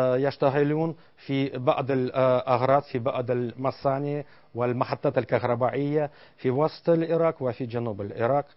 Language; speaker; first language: Arabic; non-native, fluent; Russian